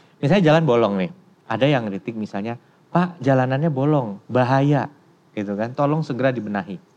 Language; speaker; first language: Indonesian; native; Indonesian